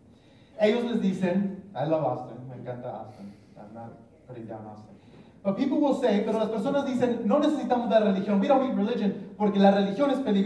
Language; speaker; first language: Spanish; early bilingual, heritage; English